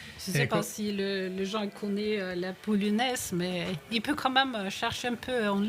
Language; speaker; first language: French; non-native, fluent; Norwegian